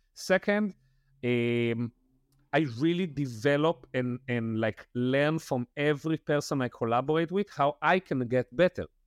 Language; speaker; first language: English; non-native, fluent; Italian